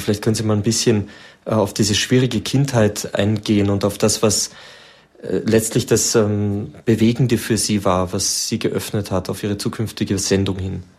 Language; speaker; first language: German; native; German